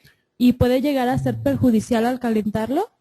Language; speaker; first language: Spanish; native; Spanish